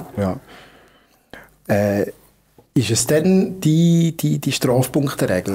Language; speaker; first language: German; native; German